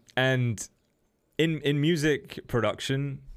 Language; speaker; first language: English; native; English